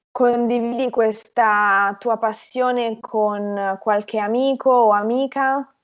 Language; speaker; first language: Italian; native; Italian